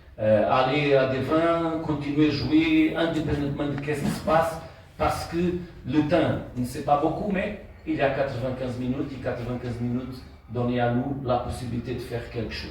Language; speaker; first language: French; non-native, learner; Portuguese